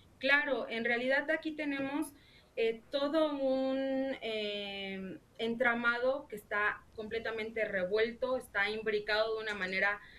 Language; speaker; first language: Spanish; native; Spanish